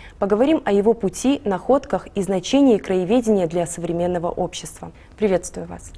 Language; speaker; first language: Russian; non-native, local second language; Ingush